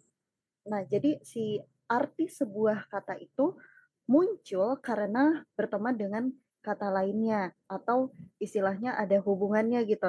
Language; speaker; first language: Indonesian; native; Indonesian